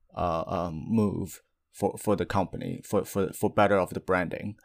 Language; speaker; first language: English; non-native, fluent; Chinese